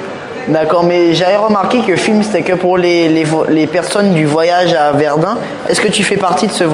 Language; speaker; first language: French; native; French